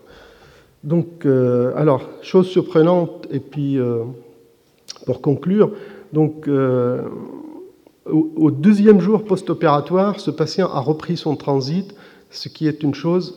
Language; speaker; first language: French; non-native, fluent; Arabic